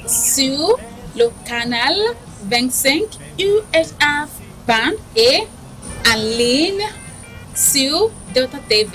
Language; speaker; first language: French; non-native, fluent; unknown